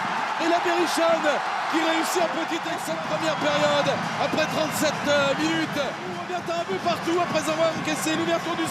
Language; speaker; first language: French; native; French